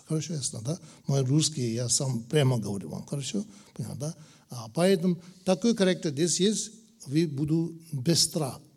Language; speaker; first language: Russian; non-native, learner; Tibetan